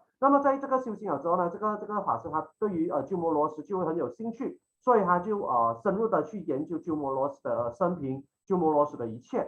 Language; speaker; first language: Chinese; native; Chinese